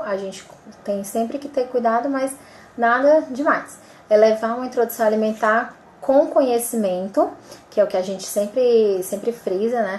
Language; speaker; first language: Portuguese; native; Portuguese